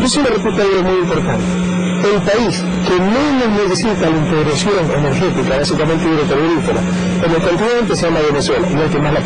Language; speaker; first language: Spanish; native; Spanish